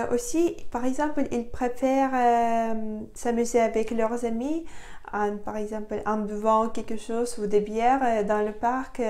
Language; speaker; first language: French; non-native, fluent; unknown